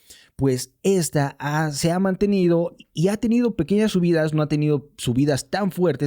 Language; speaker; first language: Spanish; native; Spanish